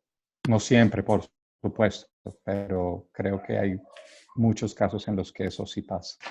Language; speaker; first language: Spanish; native; Spanish